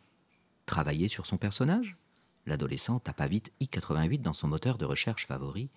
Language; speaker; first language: French; native; French